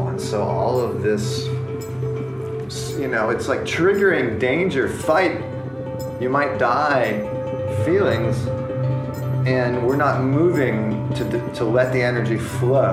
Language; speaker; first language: English; native; English